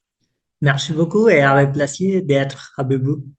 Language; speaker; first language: French; non-native, fluent; Spanish